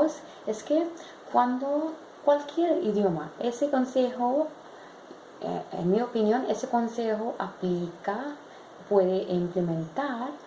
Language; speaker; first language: Spanish; non-native, learner; English